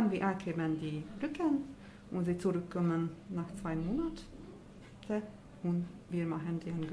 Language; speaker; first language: German; non-native, learner; Hungarian